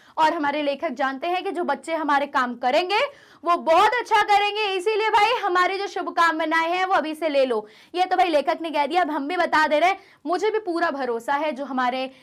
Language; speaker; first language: Hindi; native; Hindi